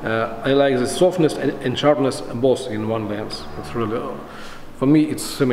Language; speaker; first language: English; non-native, fluent; Russian